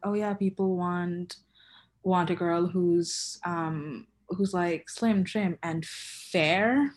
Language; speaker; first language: English; non-native, local second language; Bangla